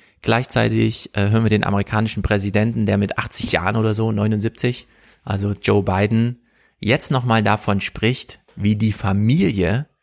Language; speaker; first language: German; native; German